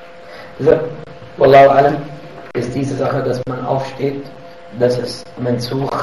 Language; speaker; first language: German; non-native, fluent; Arabic